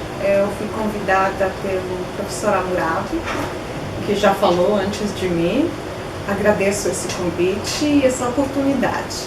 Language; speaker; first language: Portuguese; non-native, fluent; Polish